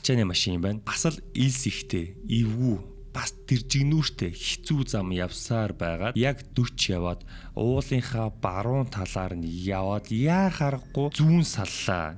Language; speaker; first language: Mongolian; native; Mongolian